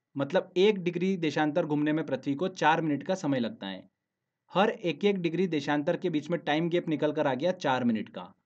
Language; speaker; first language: Hindi; native; Hindi